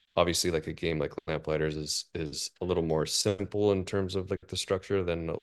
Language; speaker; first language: English; native; English